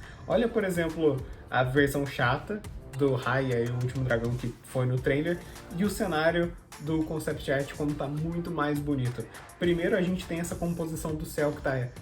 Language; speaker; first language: Portuguese; native; Portuguese